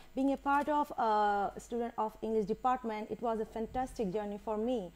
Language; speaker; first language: English; non-native, local second language; Bangla